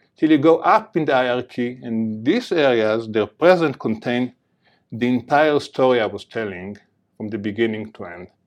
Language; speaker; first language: English; non-native, fluent; Hebrew